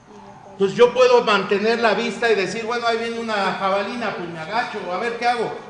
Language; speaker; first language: Spanish; native; Spanish